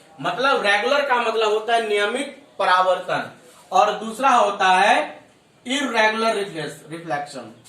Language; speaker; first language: Hindi; native; Hindi